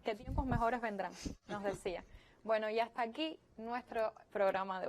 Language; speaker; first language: Spanish; native; Spanish